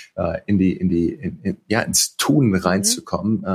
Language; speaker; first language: German; native; German